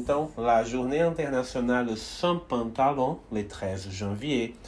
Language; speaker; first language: French; non-native, fluent; Portuguese